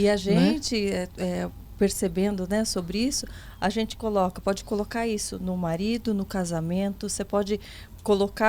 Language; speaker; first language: Portuguese; native; Portuguese